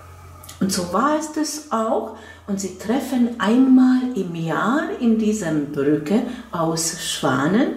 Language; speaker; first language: German; non-native, fluent; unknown